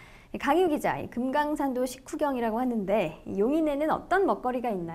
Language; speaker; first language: Korean; native; Korean